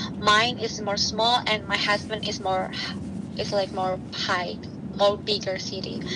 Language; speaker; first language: English; non-native, learner; Indonesian